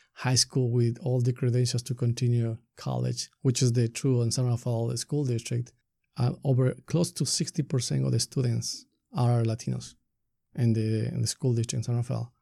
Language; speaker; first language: English; non-native, fluent; Spanish